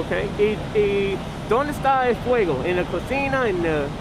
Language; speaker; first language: Spanish; non-native, learner; English